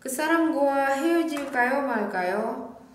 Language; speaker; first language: Korean; non-native, fluent; Indonesian